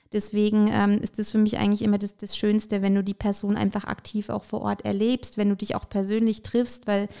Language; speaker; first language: German; early bilingual, other home language; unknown